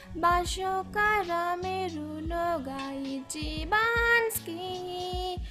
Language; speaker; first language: Japanese; non-native, learner; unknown